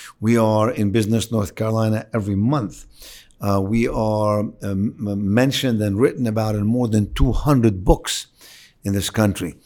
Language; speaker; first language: English; non-native, fluent; Arabic